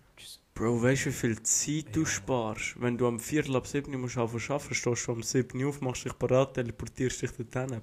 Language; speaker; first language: German; early bilingual, other home language; Albanian